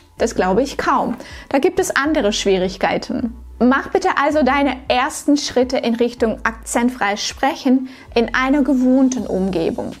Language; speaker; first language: German; non-native, fluent; Russian